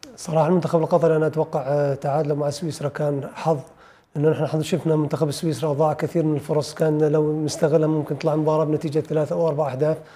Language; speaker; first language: Arabic; native; Arabic